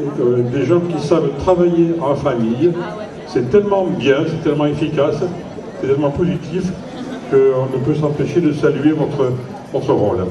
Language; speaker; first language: French; native; French